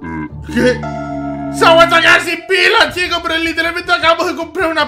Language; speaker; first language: Spanish; native; Spanish